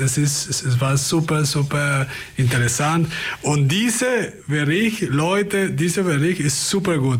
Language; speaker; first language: German; non-native, fluent; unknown